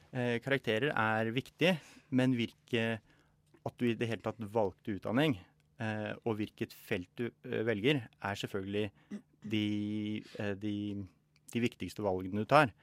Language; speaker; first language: Norwegian; native; Norwegian